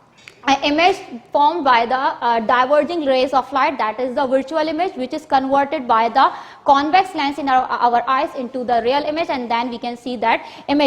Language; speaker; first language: English; non-native, local second language; Urdu